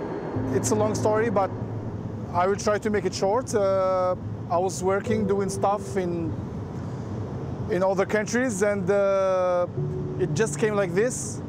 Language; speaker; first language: English; non-native, fluent; Arabic